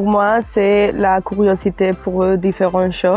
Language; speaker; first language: French; non-native, learner; Spanish